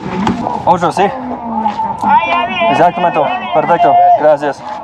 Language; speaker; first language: Spanish; non-native, learner; English